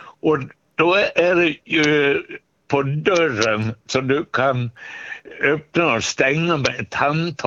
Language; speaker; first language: Swedish; native; Swedish